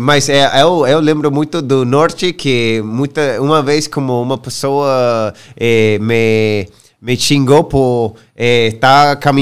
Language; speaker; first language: Portuguese; non-native, learner; English